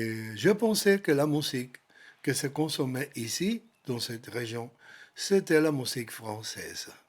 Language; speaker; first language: French; non-native, learner; Spanish